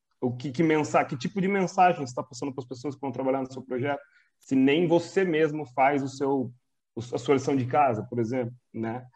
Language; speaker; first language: Portuguese; native; Portuguese